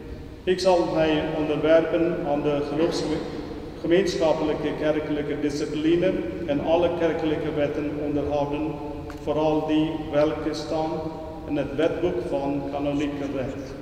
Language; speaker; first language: Dutch; non-native, fluent; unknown